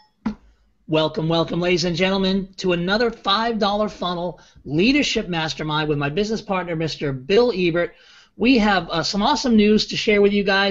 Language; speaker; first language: English; native; English